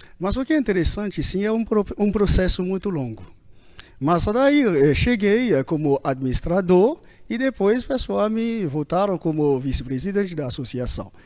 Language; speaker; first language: Portuguese; non-native, fluent; Haitian Creole